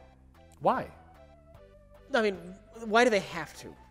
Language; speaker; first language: English; native; English